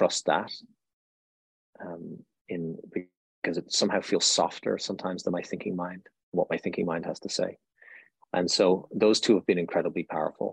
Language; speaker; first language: English; native; English